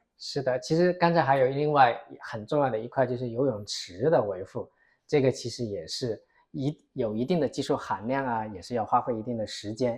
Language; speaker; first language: Chinese; native; Chinese